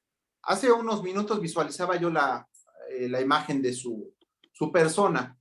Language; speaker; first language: Spanish; native; Spanish